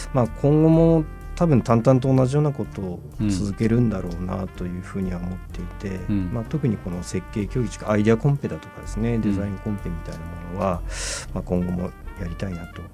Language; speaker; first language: Japanese; native; Japanese